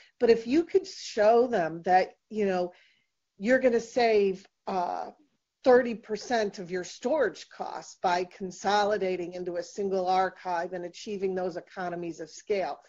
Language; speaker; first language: English; native; English